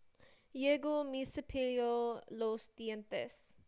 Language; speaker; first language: Spanish; non-native, learner; English